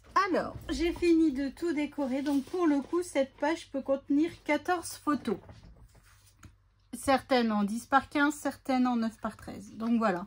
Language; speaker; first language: French; native; French